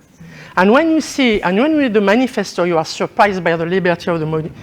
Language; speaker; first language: English; non-native, learner; French